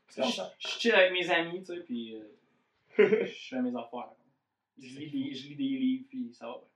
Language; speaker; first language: French; native; French